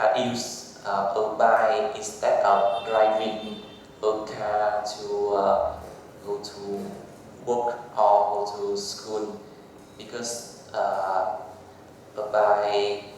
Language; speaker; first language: English; non-native, learner; Vietnamese